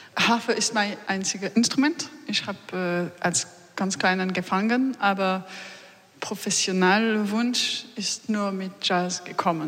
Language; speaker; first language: German; non-native, learner; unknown